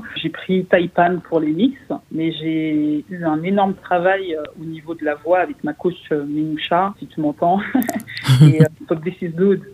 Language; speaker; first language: French; native; French